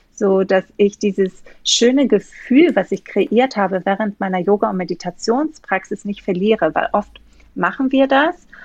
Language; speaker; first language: German; non-native, fluent; Greek